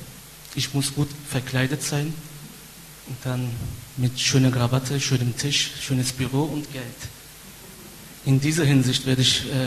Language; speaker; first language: German; non-native, fluent; Turkish